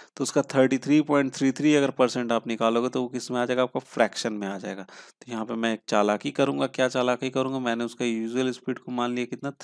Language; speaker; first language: Hindi; native; Hindi